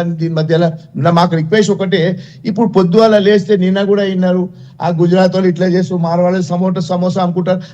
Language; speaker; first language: Telugu; non-native, local second language; Gujarati